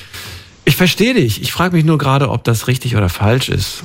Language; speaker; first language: German; native; German